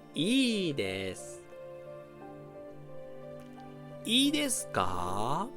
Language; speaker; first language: Japanese; non-native, fluent; Portuguese